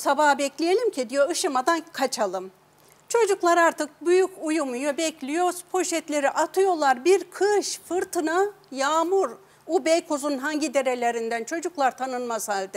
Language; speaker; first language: Turkish; native; Turkish